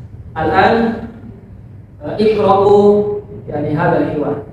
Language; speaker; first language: Arabic; non-native, fluent; Indonesian